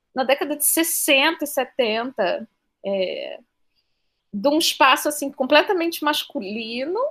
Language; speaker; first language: Portuguese; native; Portuguese